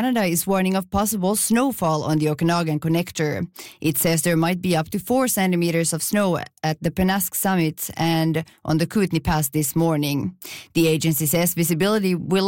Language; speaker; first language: English; non-native, fluent; Finnish